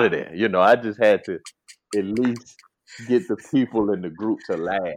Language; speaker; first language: English; native; English